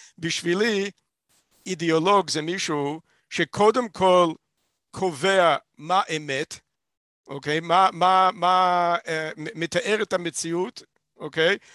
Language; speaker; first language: Hebrew; non-native, fluent; English